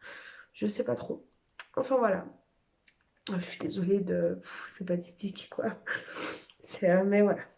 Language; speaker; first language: French; native; French